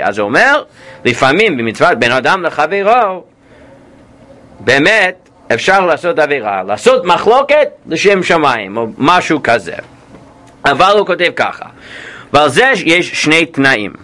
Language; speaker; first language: Hebrew; non-native, fluent; English